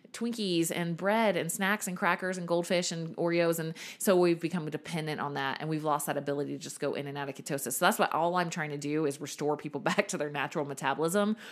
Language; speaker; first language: English; native; English